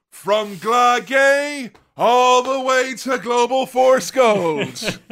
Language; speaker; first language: English; native; English